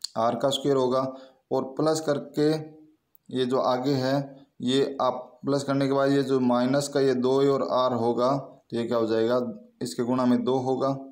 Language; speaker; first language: Hindi; native; Hindi